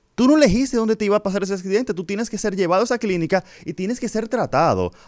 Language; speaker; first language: Spanish; native; Spanish